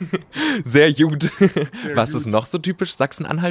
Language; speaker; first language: German; native; German